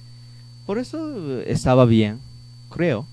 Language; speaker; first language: Spanish; non-native, learner; Japanese